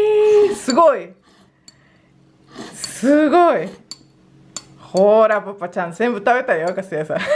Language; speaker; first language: Japanese; non-native, fluent; Spanish